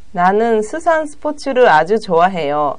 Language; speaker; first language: Korean; non-native, learner; Japanese